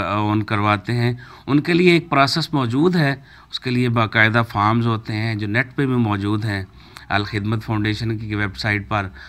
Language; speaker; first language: Urdu; non-native, local second language; Punjabi